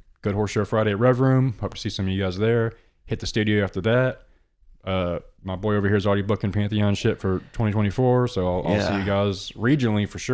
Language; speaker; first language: English; native; English